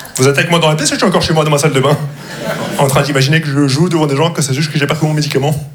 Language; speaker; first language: French; non-native, local second language; Arabic